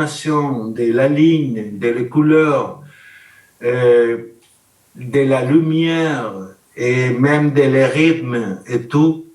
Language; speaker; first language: French; non-native, learner; Spanish